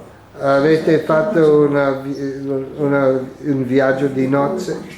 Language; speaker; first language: Italian; early bilingual, heritage; English